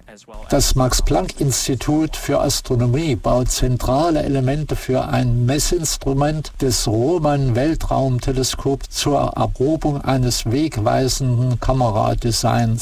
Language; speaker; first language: German; native; German